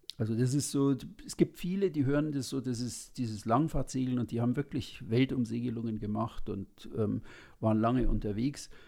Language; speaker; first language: German; native; German